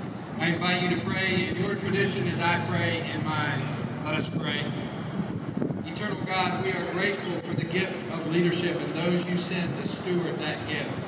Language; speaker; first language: English; native; English